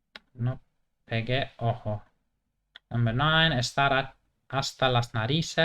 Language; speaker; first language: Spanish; non-native, fluent; English